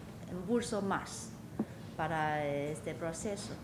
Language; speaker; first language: Spanish; non-native, fluent; Chinese